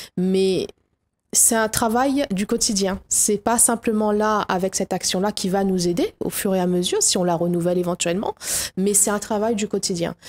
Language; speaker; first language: French; native; French